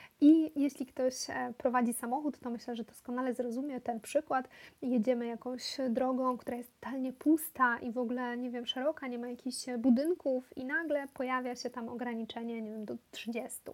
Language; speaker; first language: Polish; native; Polish